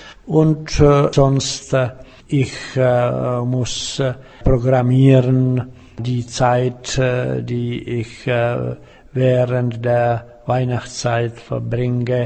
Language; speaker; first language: German; non-native, fluent; Czech